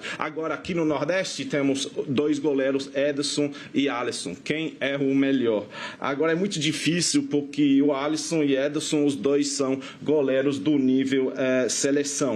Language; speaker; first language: Portuguese; non-native, fluent; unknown